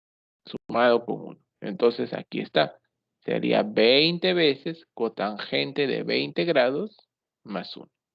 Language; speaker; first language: Spanish; native; Spanish